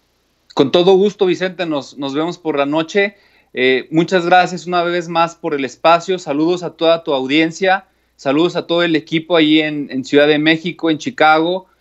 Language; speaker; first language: Spanish; native; Spanish